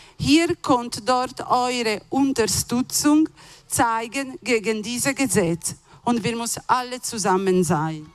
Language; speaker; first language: German; non-native, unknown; Italian